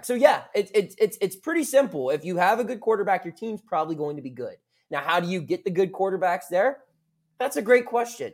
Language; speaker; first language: English; native; English